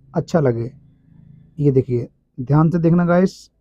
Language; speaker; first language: Hindi; native; Hindi